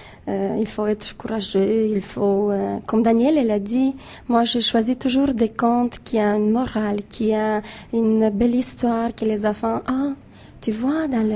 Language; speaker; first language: French; non-native, fluent; Romanian